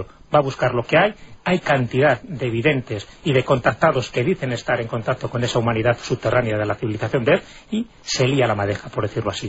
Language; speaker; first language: Spanish; native; Spanish